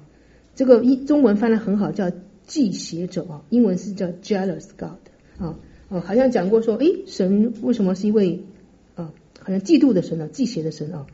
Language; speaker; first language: Chinese; native; Chinese